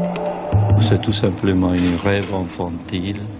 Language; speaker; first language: French; non-native, fluent; Hungarian